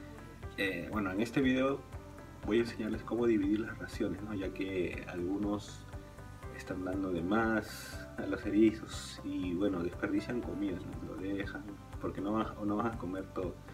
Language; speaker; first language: Spanish; native; Spanish